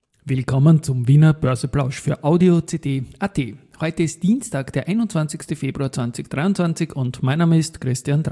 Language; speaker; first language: German; native; German